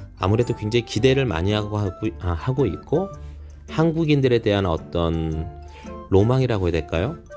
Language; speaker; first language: Korean; native; Korean